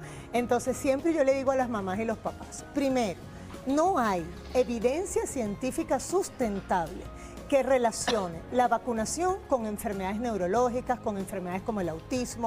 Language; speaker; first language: Spanish; native; Spanish